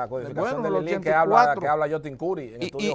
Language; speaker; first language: Spanish; native; Spanish